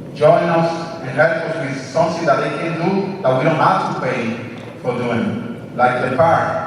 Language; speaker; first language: English; non-native, learner; Spanish